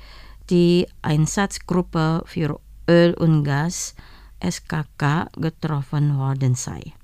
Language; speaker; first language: German; non-native, fluent; Indonesian